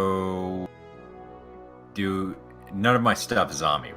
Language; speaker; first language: English; native; English